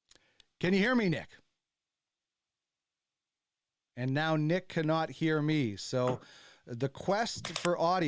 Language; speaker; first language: English; native; English